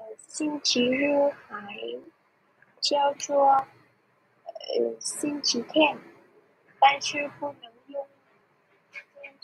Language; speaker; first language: Chinese; non-native, learner; Vietnamese